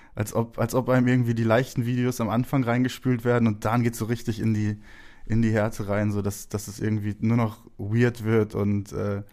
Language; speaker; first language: German; native; German